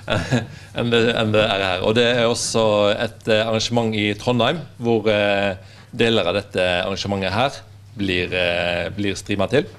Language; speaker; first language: Norwegian; native; Norwegian